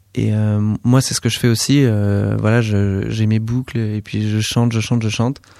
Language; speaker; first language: French; native; French